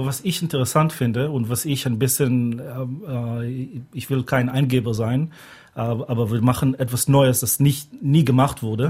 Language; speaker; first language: German; non-native, fluent; Hebrew